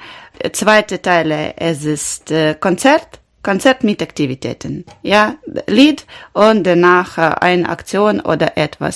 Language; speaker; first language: German; non-native, learner; Ukrainian